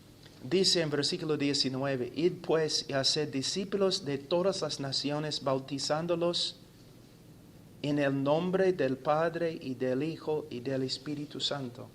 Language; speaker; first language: Spanish; non-native, fluent; English